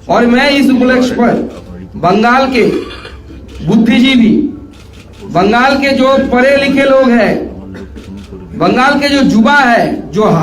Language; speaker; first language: Hindi; non-native, local second language; Bangla